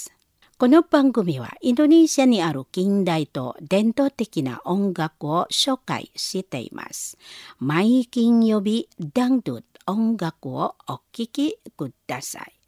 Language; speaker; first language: Japanese; non-native, learner; Indonesian